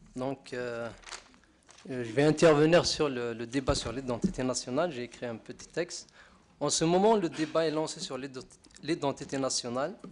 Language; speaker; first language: French; non-native, local second language; Arabic